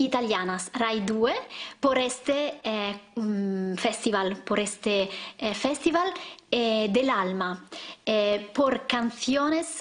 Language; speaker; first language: Spanish; non-native, learner; Italian